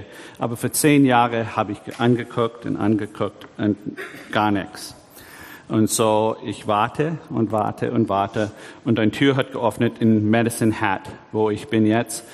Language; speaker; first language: German; early bilingual, heritage; German